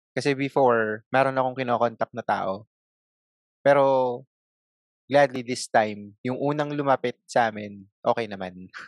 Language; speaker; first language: Filipino; native; Filipino